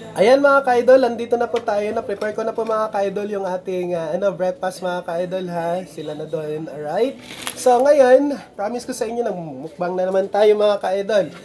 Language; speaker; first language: Filipino; non-native, local second language; Cebuano